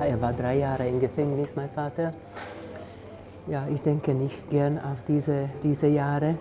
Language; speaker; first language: German; non-native, fluent; Slovak